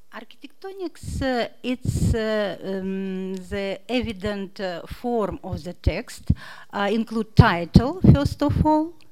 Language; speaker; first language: English; non-native, fluent; Russian